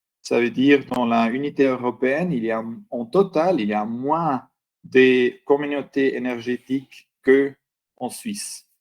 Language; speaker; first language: French; non-native, local second language; German